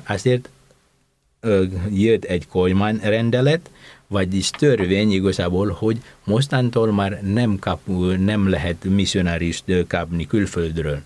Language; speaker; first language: Hungarian; non-native, fluent; Indonesian